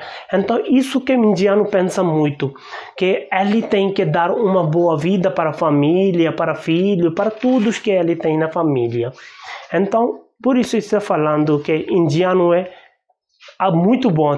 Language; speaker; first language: Portuguese; non-native, learner; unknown